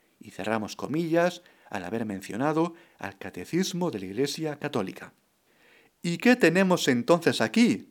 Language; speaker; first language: Spanish; native; Spanish